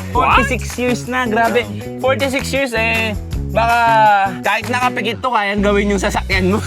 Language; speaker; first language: Filipino; native; Filipino